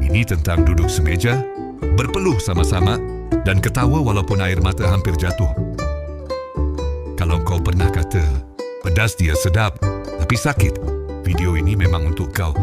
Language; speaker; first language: Malay; native; Malay